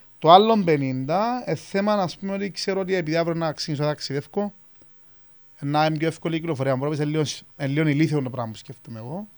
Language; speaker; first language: Greek; native; Greek